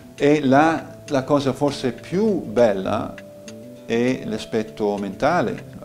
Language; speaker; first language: Italian; non-native, fluent; English